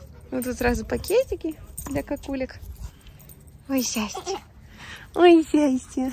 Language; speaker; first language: Russian; native; Russian